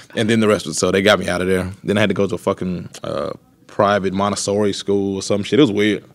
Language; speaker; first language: English; native; English